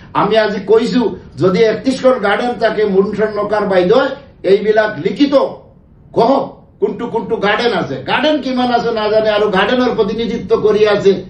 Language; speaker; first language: Assamese; non-native, local second language; Bangla